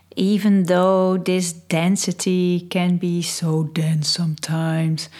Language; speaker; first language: English; non-native, fluent; Dutch